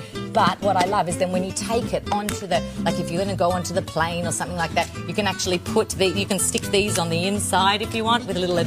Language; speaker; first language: English; native; English